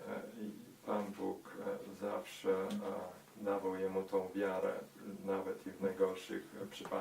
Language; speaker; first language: Polish; early bilingual, heritage; Polish